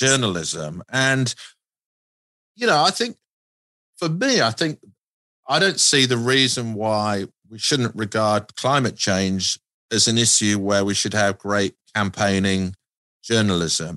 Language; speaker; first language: English; native; English